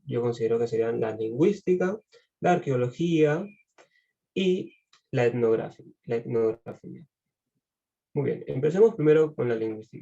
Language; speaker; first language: Spanish; native; Spanish